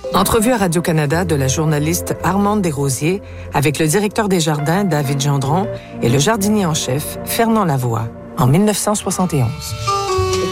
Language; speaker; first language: French; native; French